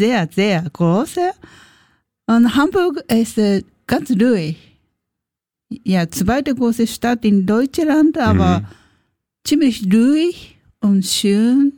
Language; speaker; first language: German; non-native, learner; Japanese